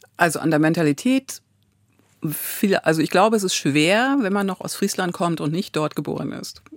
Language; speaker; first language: German; native; German